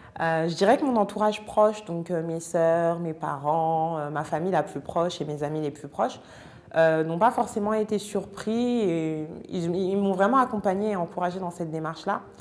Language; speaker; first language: French; native; French